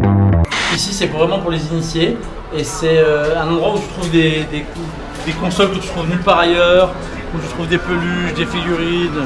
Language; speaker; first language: French; native; French